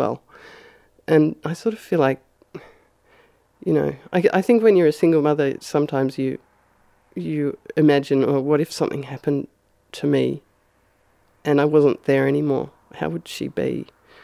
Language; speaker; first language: English; native; English